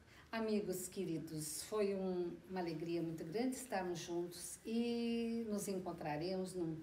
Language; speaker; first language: Portuguese; native; Portuguese